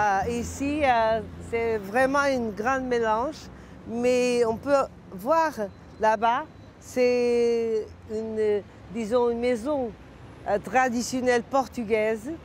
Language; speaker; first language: French; non-native, fluent; Portuguese